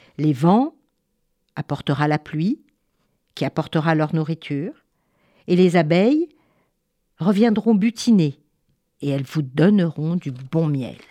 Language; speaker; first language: French; native; French